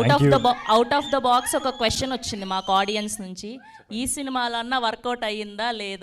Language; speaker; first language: Telugu; native; Telugu